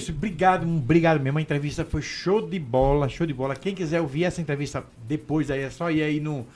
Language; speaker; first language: Portuguese; native; Portuguese